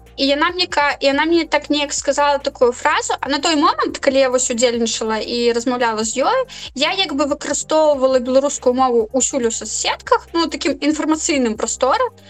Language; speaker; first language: Belarusian; non-native, local second language; Russian